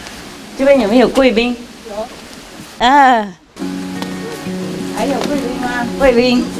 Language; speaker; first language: Chinese; non-native, fluent; Vietnamese